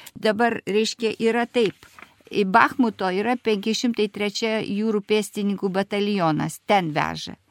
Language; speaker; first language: Lithuanian; non-native, fluent; Russian